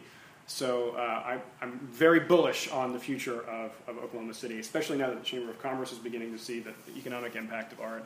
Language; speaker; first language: English; native; English